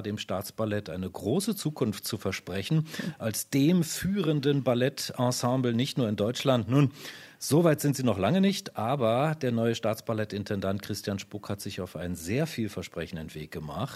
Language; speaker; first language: German; native; German